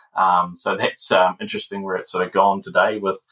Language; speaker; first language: English; native; English